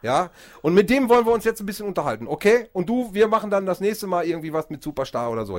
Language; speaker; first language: German; native; German